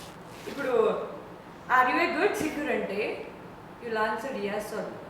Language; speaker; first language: Telugu; native; Telugu